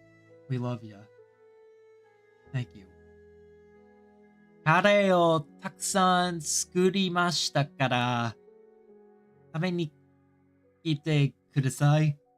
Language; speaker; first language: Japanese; non-native, learner; English